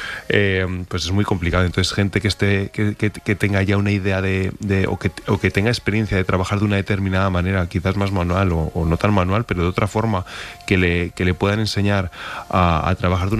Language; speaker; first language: Spanish; native; Spanish